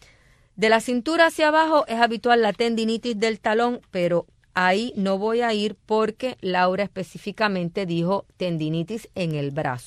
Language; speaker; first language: Spanish; native; Spanish